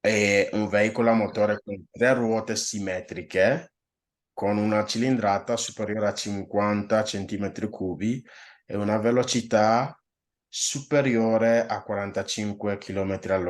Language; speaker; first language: Italian; non-native, fluent; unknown